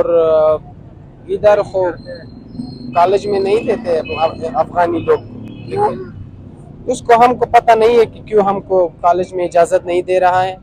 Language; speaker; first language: Hindi; non-native, learner; Pashto